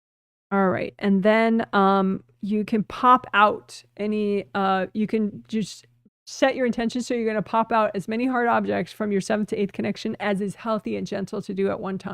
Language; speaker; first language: English; native; English